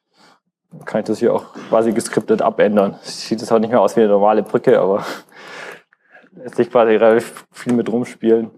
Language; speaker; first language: German; native; German